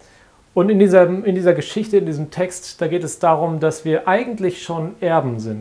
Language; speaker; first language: German; native; German